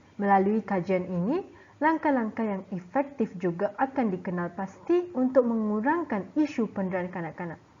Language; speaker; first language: Malay; non-native, local second language; Tamil